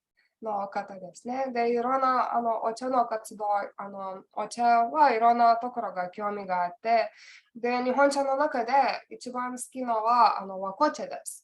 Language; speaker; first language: Japanese; non-native, learner; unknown